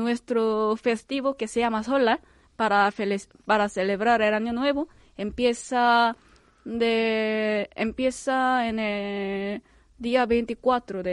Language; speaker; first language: Spanish; non-native, fluent; Korean